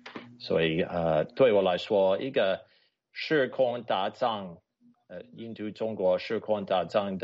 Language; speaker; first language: Chinese; non-native, fluent; English